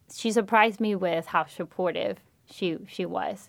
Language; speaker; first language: English; non-native, fluent; Spanish